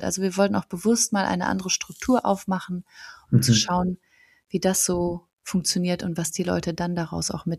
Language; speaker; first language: German; native; German